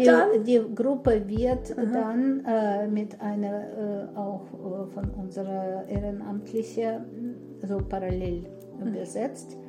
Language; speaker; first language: German; non-native, fluent; Russian